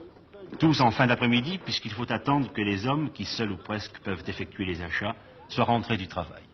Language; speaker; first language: French; native; French